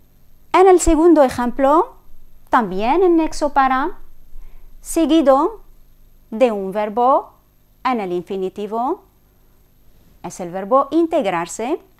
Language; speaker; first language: Spanish; non-native, fluent; Arabic